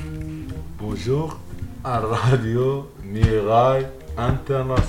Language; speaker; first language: French; non-native, learner; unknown